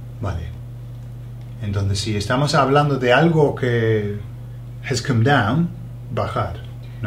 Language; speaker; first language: Spanish; non-native, fluent; English